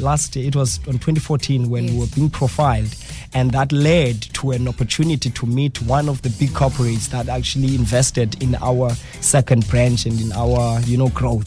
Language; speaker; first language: English; non-native, local second language; Xhosa